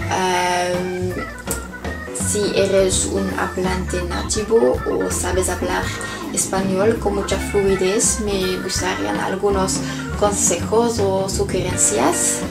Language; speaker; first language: Spanish; non-native, learner; Dutch